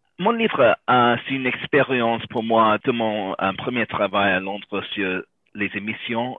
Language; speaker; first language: French; non-native, learner; English